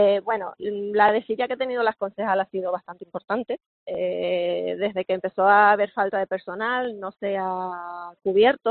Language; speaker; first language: Spanish; native; Spanish